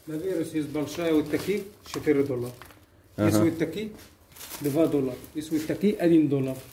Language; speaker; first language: Russian; non-native, learner; Arabic